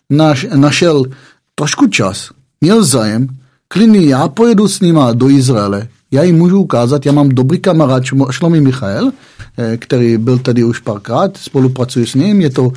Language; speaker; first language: Czech; non-native, fluent; Hebrew